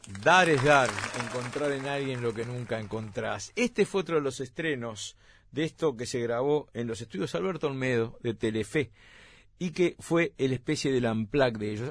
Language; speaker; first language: Spanish; native; Spanish